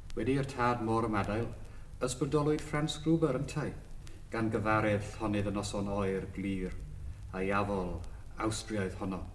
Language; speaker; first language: Welsh; non-native, local second language; English